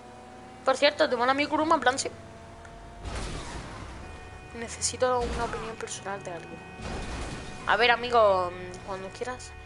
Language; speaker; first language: Spanish; native; Spanish